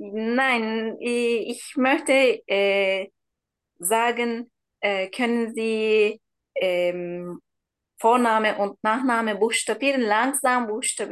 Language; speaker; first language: German; non-native, learner; Turkish